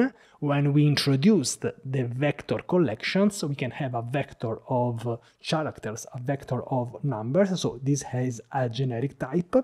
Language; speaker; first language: English; non-native, fluent; Italian